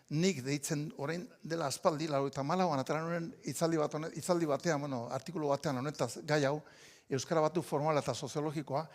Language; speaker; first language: Basque; native; Basque